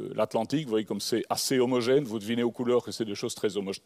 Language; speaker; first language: French; native; French